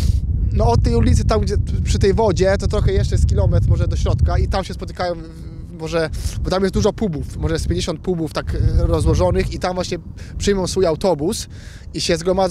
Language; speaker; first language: Polish; native; Polish